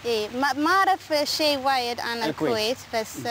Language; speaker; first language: Arabic; non-native, learner; English